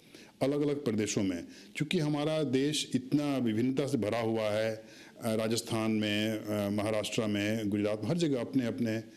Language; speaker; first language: Hindi; native; Hindi